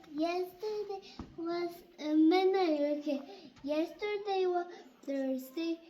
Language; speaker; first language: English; early bilingual, other home language; Korean